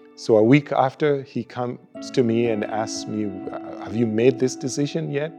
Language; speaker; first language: English; non-native, local second language; Luo (Kenya and Tanzania)